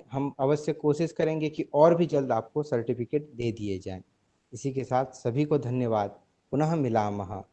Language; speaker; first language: Hindi; non-native, local second language; Gujarati